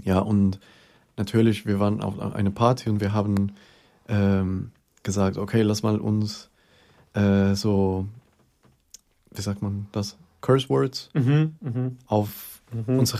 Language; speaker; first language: German; non-native, fluent; Spanish